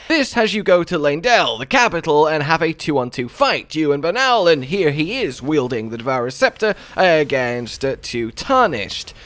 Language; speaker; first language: English; native; English